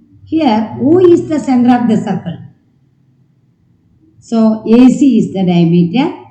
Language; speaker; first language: English; non-native, local second language; Malayalam